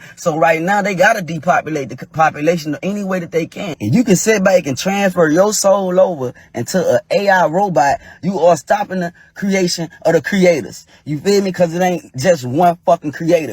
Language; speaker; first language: English; native; English